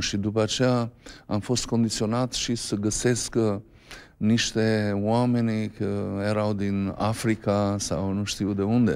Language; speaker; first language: Romanian; non-native, fluent; Albanian